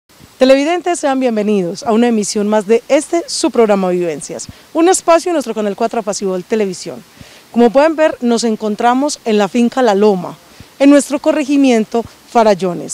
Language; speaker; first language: Spanish; native; Spanish